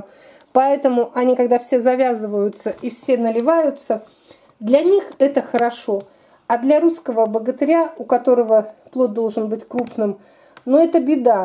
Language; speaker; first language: Russian; native; Russian